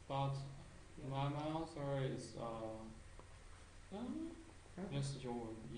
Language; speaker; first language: English; non-native, learner; Chinese